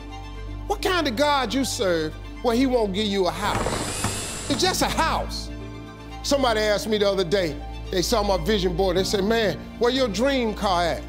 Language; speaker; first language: English; native; English